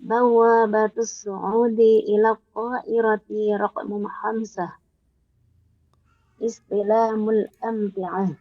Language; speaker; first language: Arabic; non-native, learner; Indonesian